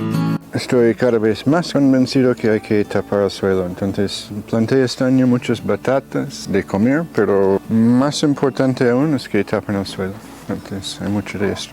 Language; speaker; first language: Spanish; non-native, fluent; English